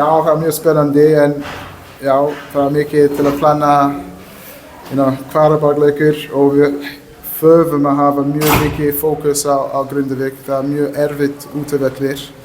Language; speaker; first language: Icelandic; non-native, learner; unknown